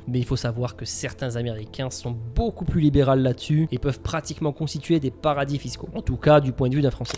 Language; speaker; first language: French; native; French